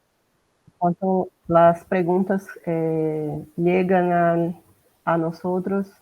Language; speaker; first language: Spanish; non-native, learner; Portuguese